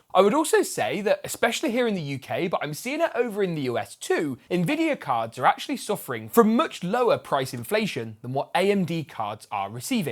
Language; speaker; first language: English; native; English